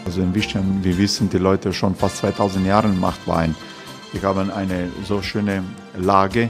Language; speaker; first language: German; non-native, learner; Croatian